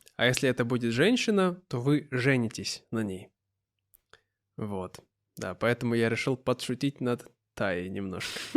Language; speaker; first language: Russian; native; Russian